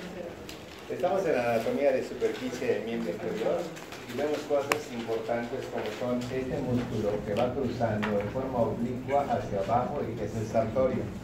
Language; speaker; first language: Spanish; native; Spanish